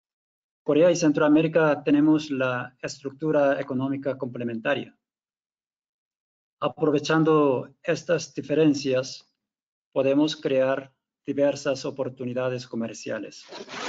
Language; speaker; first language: Spanish; non-native, fluent; Korean